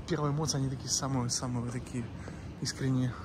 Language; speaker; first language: Russian; native; Russian